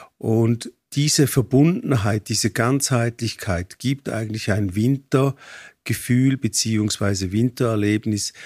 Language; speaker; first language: German; native; German